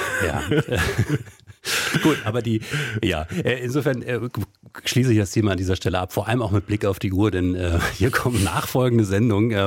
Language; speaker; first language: German; native; German